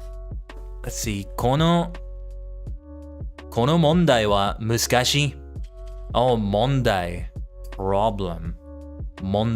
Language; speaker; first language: Japanese; non-native, learner; English